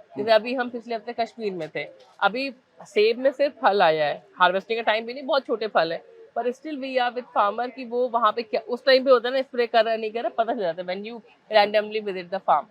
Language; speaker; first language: Hindi; native; Hindi